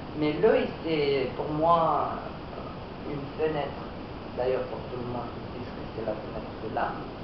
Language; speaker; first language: French; non-native, local second language; Romanian